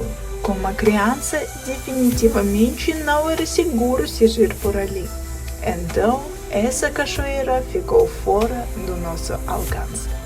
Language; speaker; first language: Portuguese; non-native, fluent; Russian